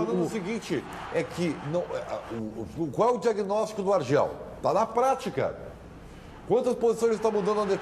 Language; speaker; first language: Portuguese; native; Portuguese